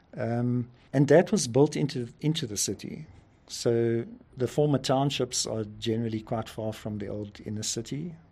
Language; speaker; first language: English; native; English